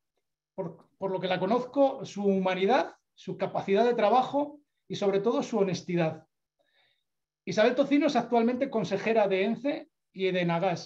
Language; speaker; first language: Spanish; native; Spanish